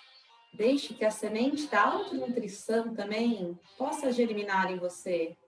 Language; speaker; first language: Portuguese; native; Portuguese